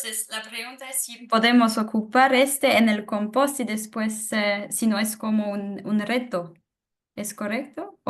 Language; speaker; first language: Spanish; non-native, fluent; French